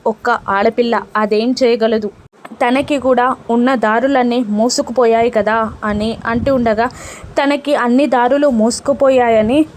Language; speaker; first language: Telugu; native; Telugu